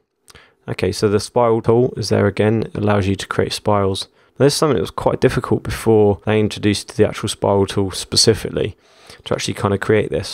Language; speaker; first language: English; native; English